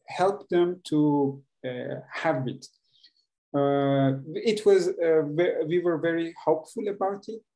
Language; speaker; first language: English; non-native, fluent; Persian